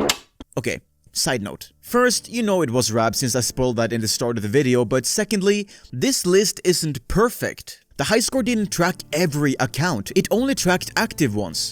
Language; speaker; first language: English; native; English